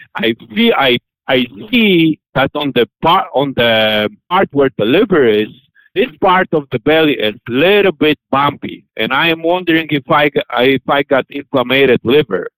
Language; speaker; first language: English; non-native, learner; Polish